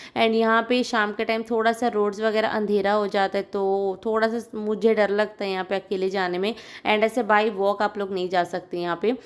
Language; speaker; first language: Hindi; non-native, local second language; Odia